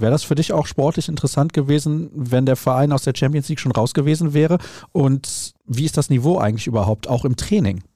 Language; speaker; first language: German; native; German